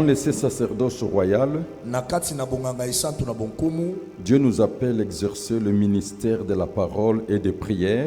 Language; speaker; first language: French; non-native, local second language; Lingala